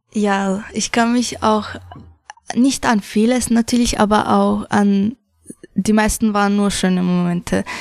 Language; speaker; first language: German; early bilingual, other home language; Arabic